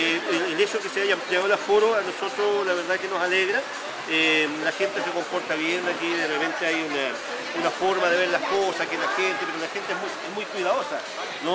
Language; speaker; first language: Spanish; native; Spanish